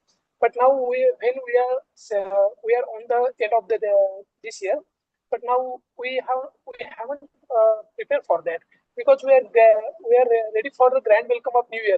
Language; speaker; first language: English; non-native, learner; Marathi